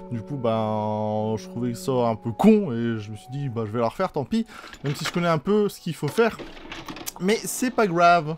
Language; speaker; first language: French; native; French